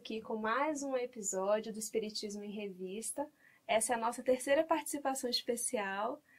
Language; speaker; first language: Portuguese; native; Portuguese